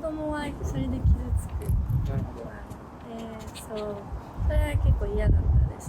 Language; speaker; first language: Japanese; native; Japanese